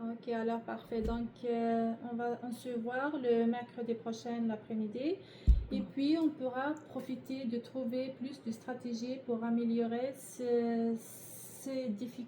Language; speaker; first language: French; non-native, learner; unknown